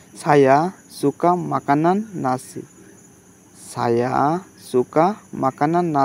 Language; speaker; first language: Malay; non-native, learner; Bangla